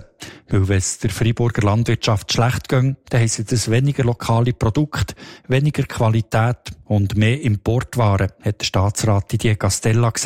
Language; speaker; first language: German; native; German